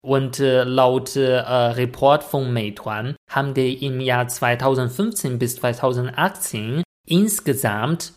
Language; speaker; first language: German; non-native, fluent; Chinese